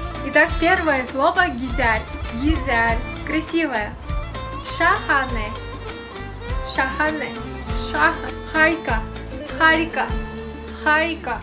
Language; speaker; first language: Russian; non-native, local second language; Kazakh